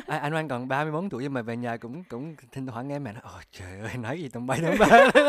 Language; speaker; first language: Vietnamese; early bilingual, heritage; Vietnamese